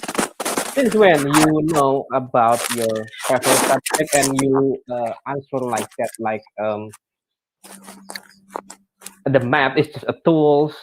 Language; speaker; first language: English; non-native, learner; Indonesian